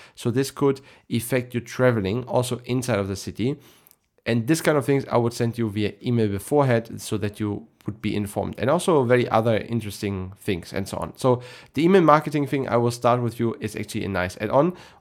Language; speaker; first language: English; non-native, fluent; German